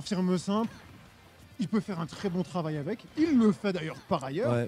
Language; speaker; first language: French; native; French